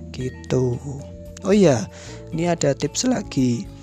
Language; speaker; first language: Indonesian; non-native, local second language; Javanese